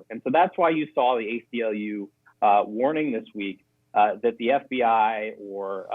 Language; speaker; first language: English; native; English